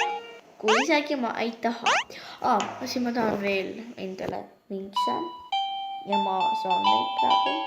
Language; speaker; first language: Estonian; non-native, local second language; Russian